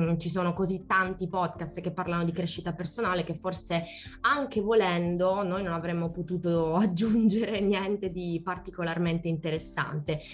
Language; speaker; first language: Italian; native; Italian